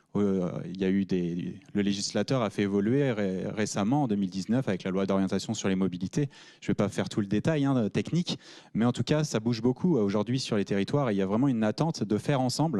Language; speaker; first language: French; native; French